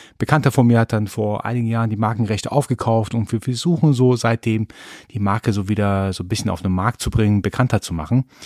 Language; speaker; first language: German; early bilingual, other home language; Persian